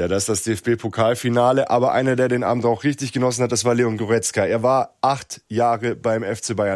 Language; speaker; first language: German; native; German